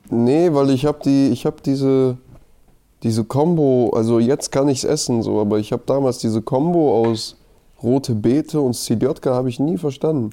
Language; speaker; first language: German; early bilingual, other home language; Russian